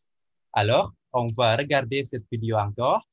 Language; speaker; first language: French; non-native, learner; Indonesian